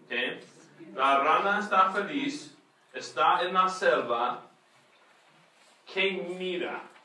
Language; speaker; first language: Spanish; non-native, fluent; English